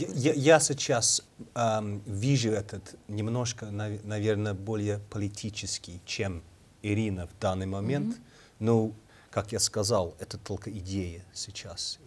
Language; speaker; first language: Russian; non-native, learner; English